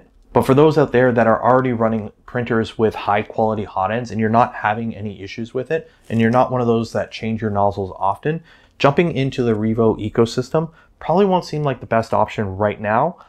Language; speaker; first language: English; native; English